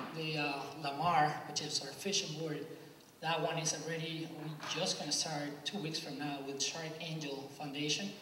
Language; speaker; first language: English; non-native, fluent; Spanish